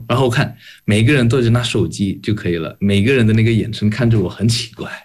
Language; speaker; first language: Chinese; non-native, fluent; Indonesian